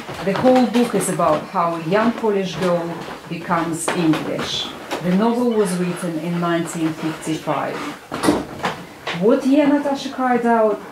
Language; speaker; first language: English; non-native, fluent; Russian